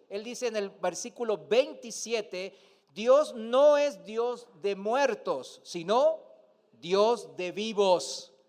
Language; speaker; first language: Spanish; non-native, fluent; Korean